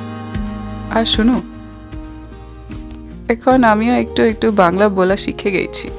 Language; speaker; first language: Hindi; native; Hindi